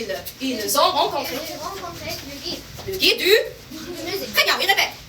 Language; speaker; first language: French; non-native, local second language; Arabic